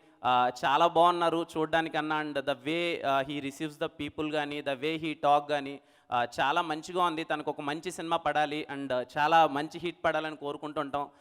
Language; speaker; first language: Telugu; native; Telugu